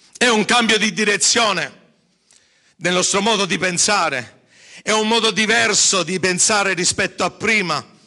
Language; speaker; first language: Italian; early bilingual, heritage; English